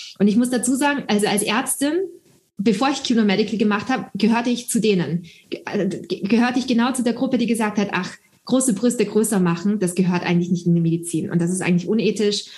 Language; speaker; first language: German; early bilingual, other home language; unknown